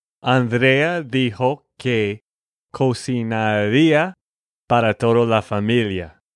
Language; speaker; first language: Spanish; non-native, fluent; English